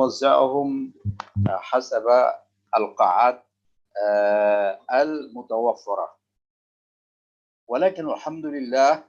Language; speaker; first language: Arabic; non-native, local second language; Indonesian